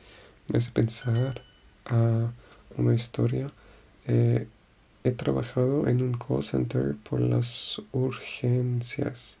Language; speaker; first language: Spanish; non-native, learner; French